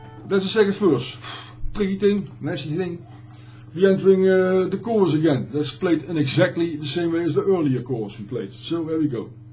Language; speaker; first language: English; non-native, fluent; Dutch